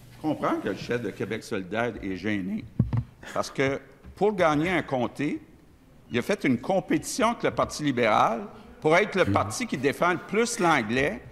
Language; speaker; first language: French; native; French